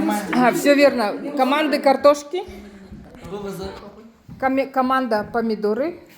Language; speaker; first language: Russian; native; Russian